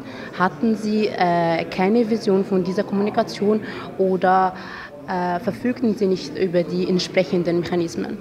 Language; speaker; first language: German; non-native, fluent; Arabic